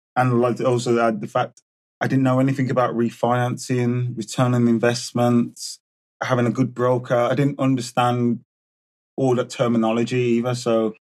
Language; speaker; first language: English; native; English